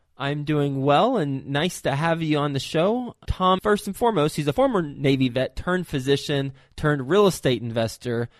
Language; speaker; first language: English; native; English